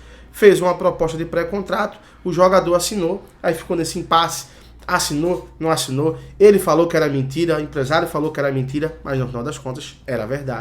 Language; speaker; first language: Portuguese; native; Portuguese